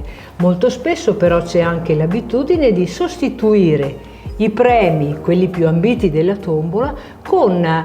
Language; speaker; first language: Italian; native; Italian